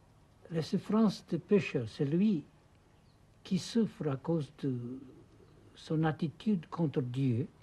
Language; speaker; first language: French; non-native, fluent; Japanese